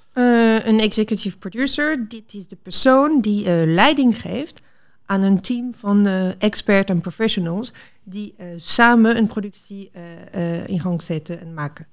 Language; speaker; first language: Dutch; non-native, fluent; French